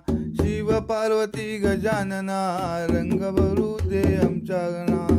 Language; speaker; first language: Marathi; native; Marathi